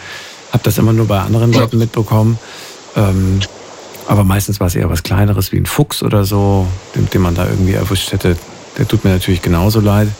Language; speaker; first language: German; native; German